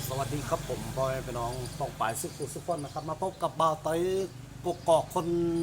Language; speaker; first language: Thai; non-native, local second language; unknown